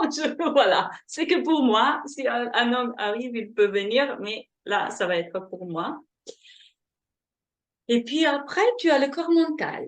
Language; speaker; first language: French; non-native, fluent; Slovenian